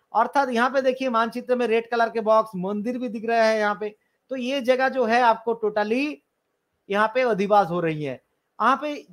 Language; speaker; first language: Hindi; non-native, local second language; Bangla